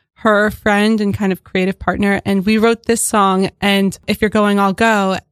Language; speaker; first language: English; native; English